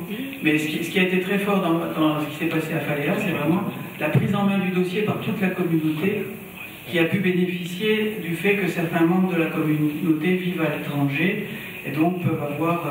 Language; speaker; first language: French; native; French